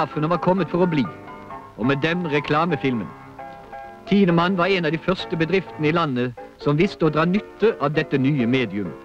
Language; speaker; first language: Norwegian; native; Norwegian